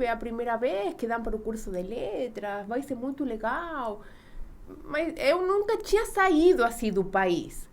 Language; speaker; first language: Portuguese; non-native, fluent; Spanish